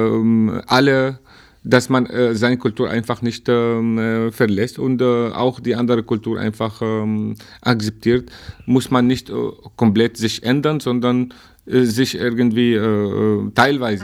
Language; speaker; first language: German; non-native, learner; Arabic